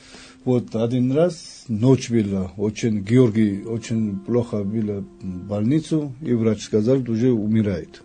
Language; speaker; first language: Russian; non-native, fluent; Georgian